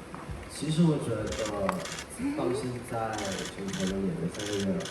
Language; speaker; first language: Chinese; non-native, learner; Thai